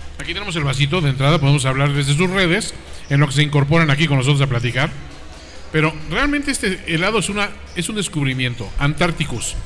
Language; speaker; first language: Spanish; native; Spanish